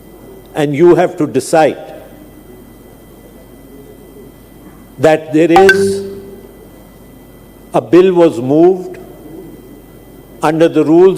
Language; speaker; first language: English; non-native, local second language; Urdu